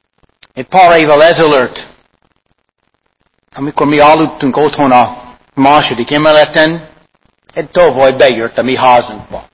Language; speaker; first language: Hungarian; non-native, fluent; English